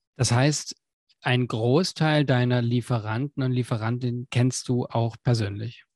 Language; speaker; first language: German; native; German